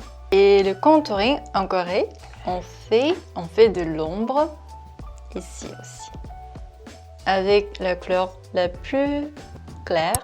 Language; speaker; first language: French; non-native, fluent; Korean